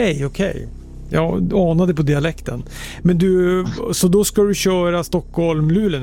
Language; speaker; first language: Swedish; native; Swedish